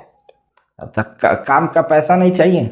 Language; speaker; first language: Hindi; native; Hindi